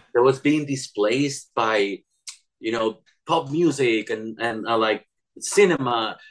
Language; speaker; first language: English; non-native, fluent; Spanish